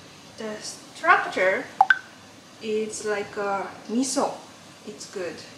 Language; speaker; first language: English; non-native, learner; Japanese